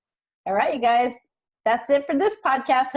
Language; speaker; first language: English; native; English